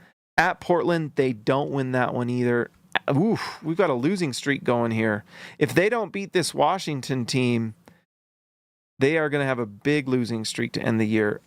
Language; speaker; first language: English; native; English